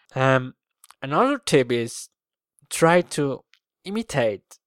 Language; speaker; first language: English; non-native, fluent; Swiss German